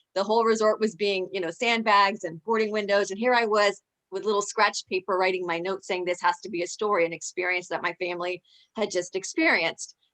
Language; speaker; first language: English; early bilingual, other home language; Spanish